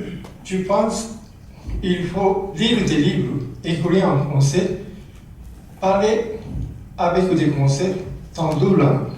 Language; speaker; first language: French; non-native, learner; Japanese